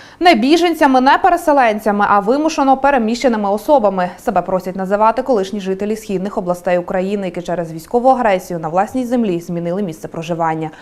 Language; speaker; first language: Ukrainian; native; Ukrainian